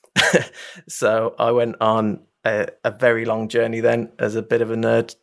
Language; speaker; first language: English; native; English